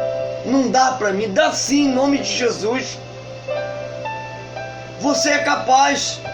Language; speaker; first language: Portuguese; native; Portuguese